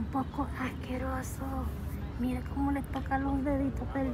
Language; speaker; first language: Spanish; native; Spanish